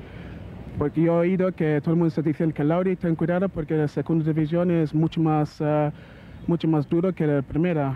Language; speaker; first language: Spanish; non-native, learner; English